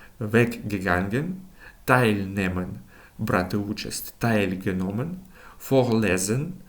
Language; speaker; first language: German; non-native, fluent; Ukrainian